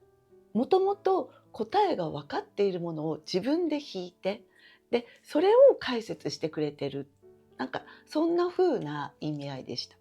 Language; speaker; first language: Japanese; native; Japanese